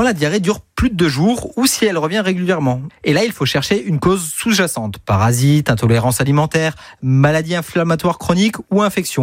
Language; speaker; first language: French; native; French